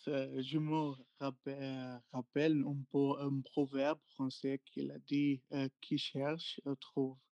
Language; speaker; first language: French; non-native, learner; Arabic